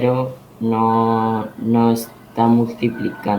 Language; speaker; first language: Spanish; native; Spanish